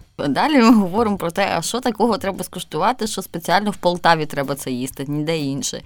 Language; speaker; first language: Ukrainian; native; Ukrainian